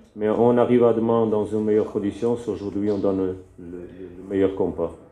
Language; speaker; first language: French; non-native, fluent; Portuguese